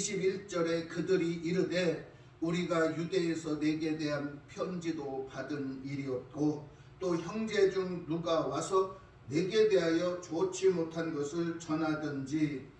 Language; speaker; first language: Korean; native; Korean